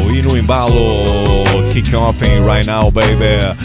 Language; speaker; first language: English; non-native, fluent; Portuguese